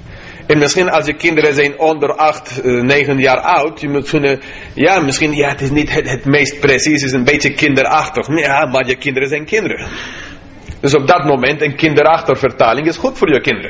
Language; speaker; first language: Dutch; non-native, fluent; English